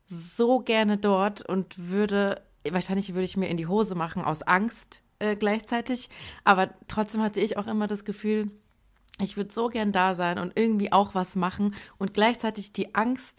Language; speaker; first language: German; early bilingual, other home language; Persian